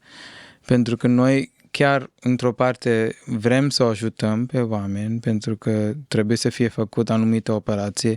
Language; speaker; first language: Romanian; non-native, fluent; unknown